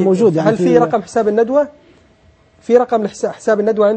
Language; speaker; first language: Arabic; native; Arabic